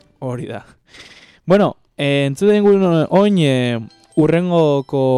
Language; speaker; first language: Basque; native; Basque